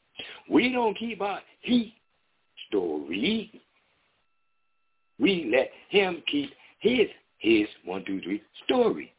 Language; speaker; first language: English; native; English